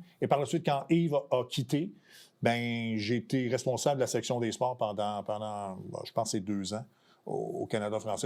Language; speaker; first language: French; native; French